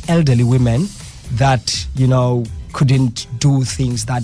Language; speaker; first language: English; non-native, local second language; Xhosa